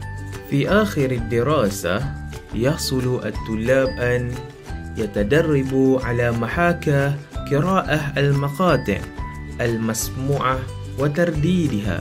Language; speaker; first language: Arabic; non-native, fluent; Malay